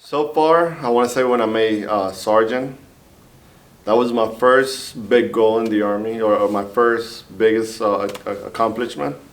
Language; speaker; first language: English; early bilingual, other home language; Spanish